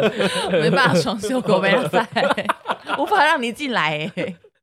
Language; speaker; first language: Chinese; native; Chinese